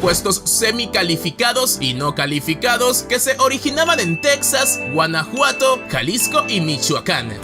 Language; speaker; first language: Spanish; native; Spanish